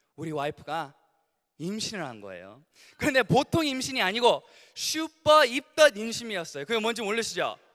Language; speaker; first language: Korean; early bilingual, heritage; Korean